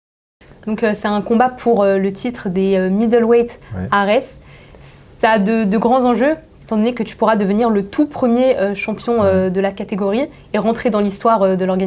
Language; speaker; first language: French; native; French